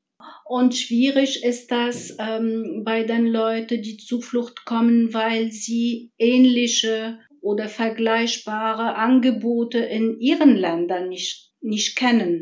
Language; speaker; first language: German; non-native, fluent; Arabic